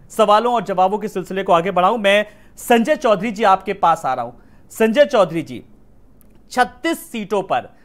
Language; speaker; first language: Hindi; native; Hindi